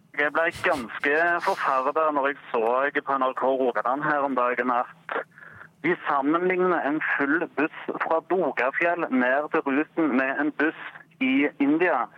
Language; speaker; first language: Norwegian; native; Norwegian